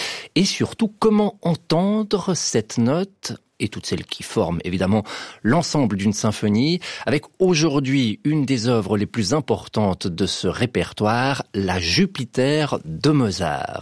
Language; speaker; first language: French; native; French